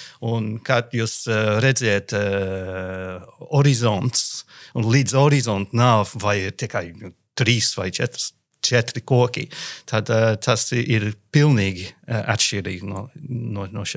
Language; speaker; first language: Latvian; non-native, learner; English